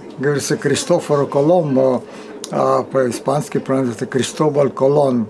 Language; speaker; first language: Russian; early bilingual, heritage; Russian